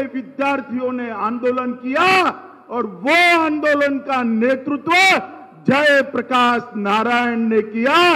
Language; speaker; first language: Hindi; non-native, local second language; Gujarati